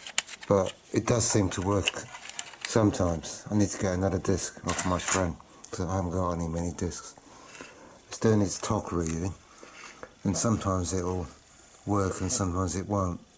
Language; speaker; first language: English; native; English